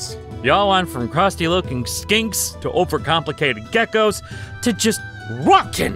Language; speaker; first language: English; native; English